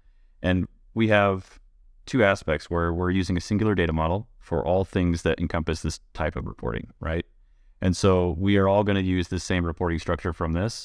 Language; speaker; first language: English; native; English